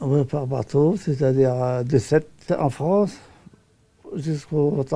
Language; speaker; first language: French; non-native, local second language; Arabic